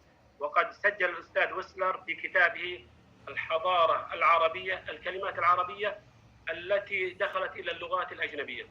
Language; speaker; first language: Arabic; non-native, fluent; Indonesian